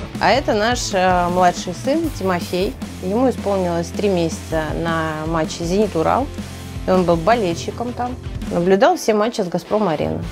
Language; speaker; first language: Russian; native; Russian